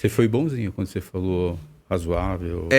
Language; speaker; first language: Portuguese; native; Portuguese